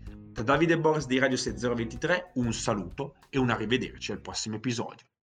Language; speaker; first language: Italian; native; Italian